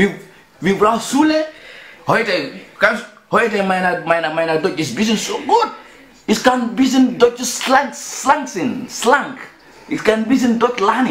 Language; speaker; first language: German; non-native, learner; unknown